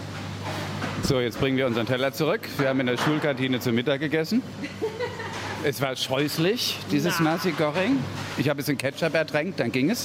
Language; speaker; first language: German; native; German